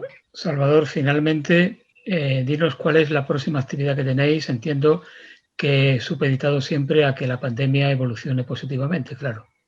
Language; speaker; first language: Spanish; native; Spanish